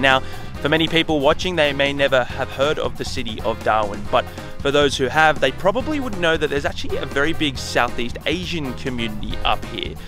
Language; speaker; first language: English; native; English